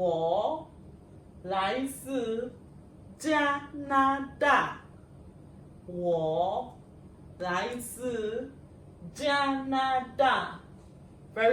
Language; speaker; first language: Chinese; non-native, fluent; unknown